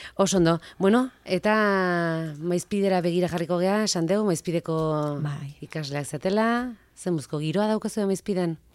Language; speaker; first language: Basque; native; Basque